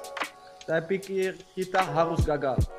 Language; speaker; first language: Indonesian; non-native, learner; Dutch